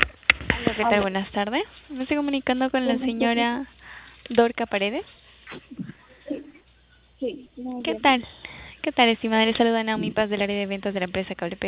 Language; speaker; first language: Spanish; native; Spanish